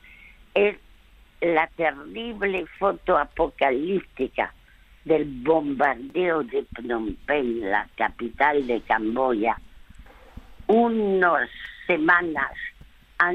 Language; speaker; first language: Spanish; early bilingual, other home language; French